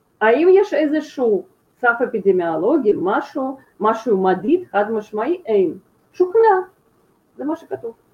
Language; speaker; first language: Hebrew; non-native, fluent; Russian